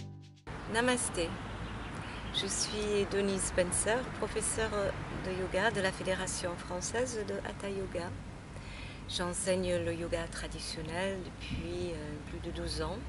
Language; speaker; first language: French; non-native, fluent; English